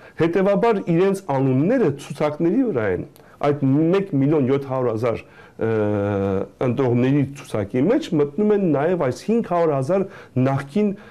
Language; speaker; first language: Armenian; early bilingual, heritage; Armenian